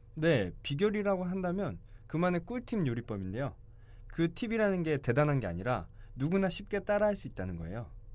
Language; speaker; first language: Korean; native; Korean